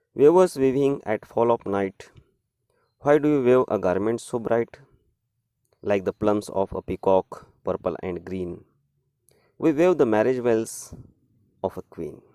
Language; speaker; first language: English; non-native, local second language; Marathi